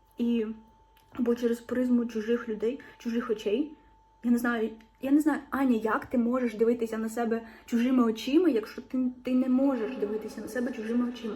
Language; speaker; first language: Ukrainian; non-native, local second language; Russian